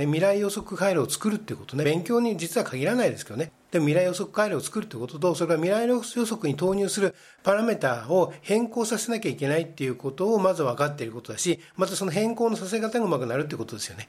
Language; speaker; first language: Japanese; native; Japanese